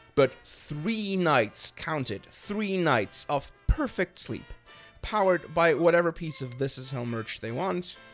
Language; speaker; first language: English; non-native, fluent; German